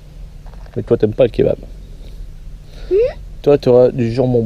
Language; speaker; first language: French; native; French